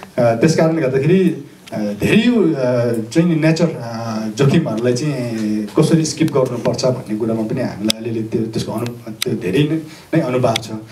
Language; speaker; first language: Nepali; non-native, local second language; Sherpa